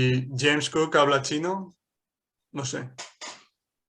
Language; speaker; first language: Spanish; non-native, fluent; English